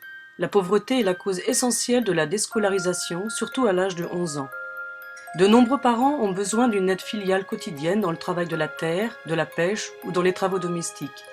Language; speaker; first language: French; native; French